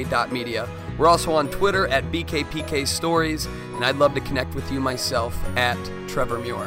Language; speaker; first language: English; native; English